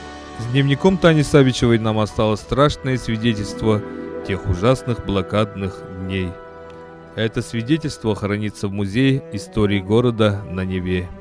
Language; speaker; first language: Russian; native; Russian